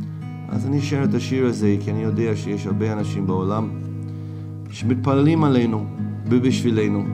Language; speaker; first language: Hebrew; non-native, fluent; English